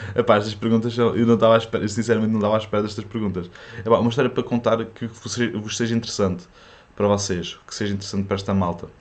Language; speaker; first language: Portuguese; early bilingual, other home language; French